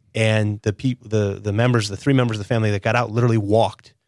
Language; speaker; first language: English; native; English